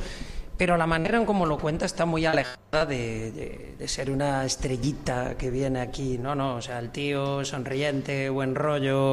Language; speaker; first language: Spanish; native; Spanish